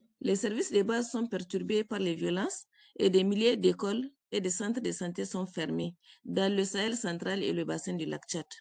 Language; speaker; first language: French; native; French